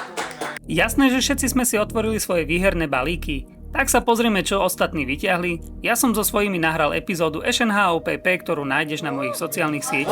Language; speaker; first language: Slovak; native; Slovak